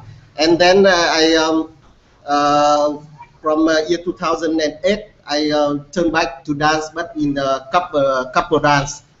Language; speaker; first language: English; non-native, learner; Vietnamese